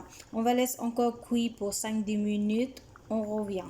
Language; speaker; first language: French; non-native, fluent; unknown